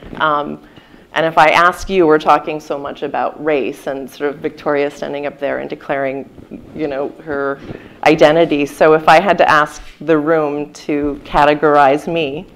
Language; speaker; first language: English; native; English